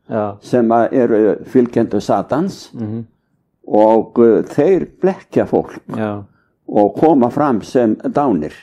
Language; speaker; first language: Icelandic; native; Icelandic